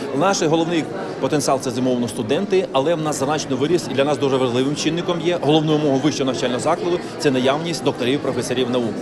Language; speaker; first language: Ukrainian; native; Ukrainian